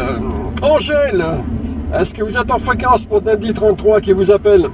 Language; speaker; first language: French; native; French